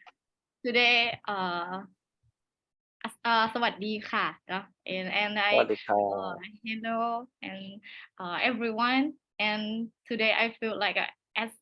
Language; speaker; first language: English; non-native, learner; Thai